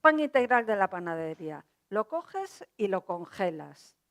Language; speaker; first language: Spanish; non-native, local second language; Galician